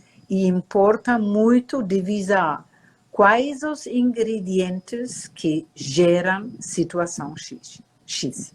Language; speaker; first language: Portuguese; non-native, fluent; German